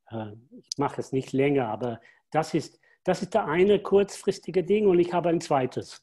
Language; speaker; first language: German; non-native, fluent; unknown